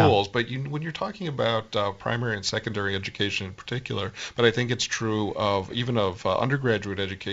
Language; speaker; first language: English; native; English